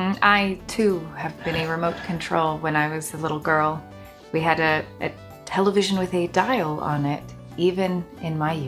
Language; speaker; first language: English; native; English